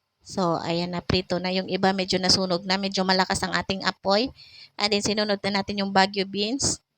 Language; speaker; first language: Filipino; non-native, local second language; Cebuano